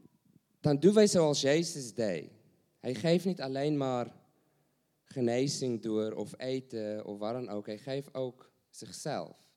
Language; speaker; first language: Dutch; non-native, learner; English